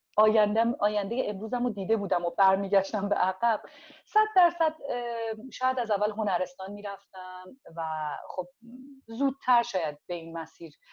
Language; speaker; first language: Persian; non-native, local second language; Azerbaijani